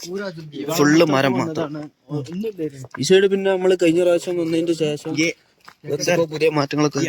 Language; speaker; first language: Malayalam; native; Malayalam